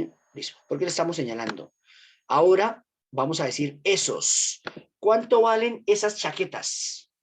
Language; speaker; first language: Spanish; native; Spanish